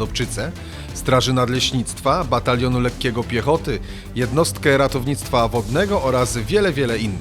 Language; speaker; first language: Polish; native; Polish